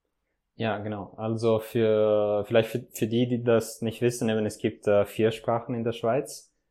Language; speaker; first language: German; non-native, fluent; Italian